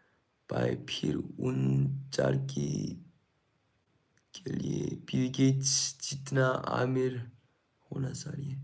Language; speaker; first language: Hindi; non-native, learner; Korean